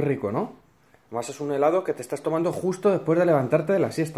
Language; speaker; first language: Spanish; native; Spanish